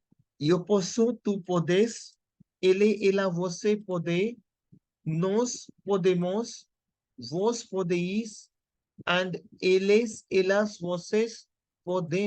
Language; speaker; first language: Portuguese; non-native, learner; Hindi